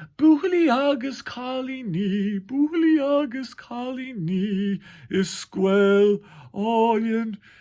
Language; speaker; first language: Irish; non-native, local second language; English